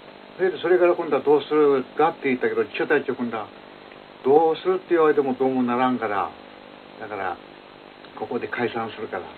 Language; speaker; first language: Japanese; native; Japanese